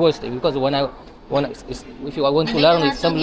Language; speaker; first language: English; non-native, learner; Amharic